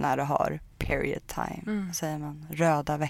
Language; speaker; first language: Swedish; early bilingual, other home language; Persian